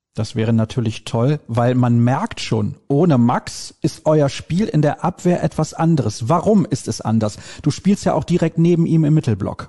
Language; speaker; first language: German; native; German